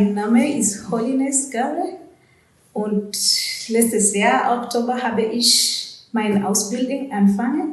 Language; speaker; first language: German; non-native, learner; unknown